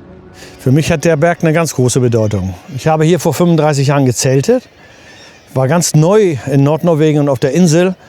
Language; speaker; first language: German; native; German